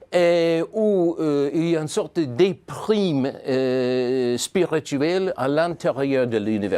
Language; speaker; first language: French; non-native, fluent; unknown